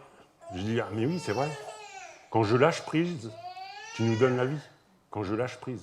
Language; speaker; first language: French; native; French